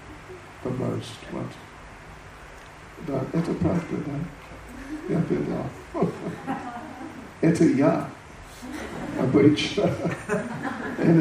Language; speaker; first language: Russian; non-native, learner; English